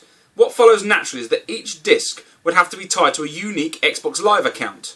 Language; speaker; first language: English; native; English